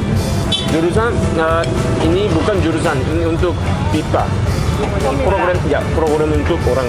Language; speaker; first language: Indonesian; non-native, learner; Korean